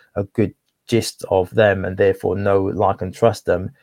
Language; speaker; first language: English; native; English